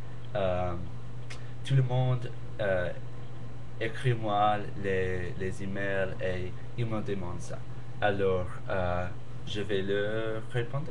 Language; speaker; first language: French; non-native, learner; English